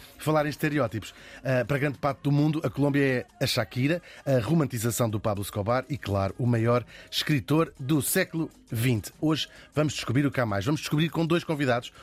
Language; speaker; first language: Portuguese; native; Portuguese